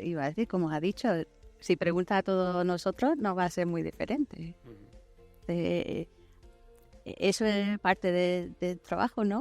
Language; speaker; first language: Spanish; non-native, fluent; English